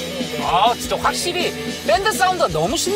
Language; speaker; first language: Korean; native; Korean